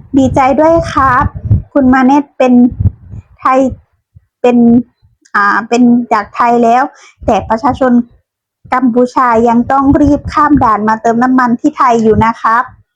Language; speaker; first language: Thai; native; Thai